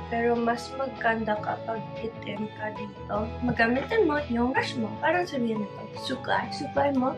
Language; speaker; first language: Filipino; non-native, learner; English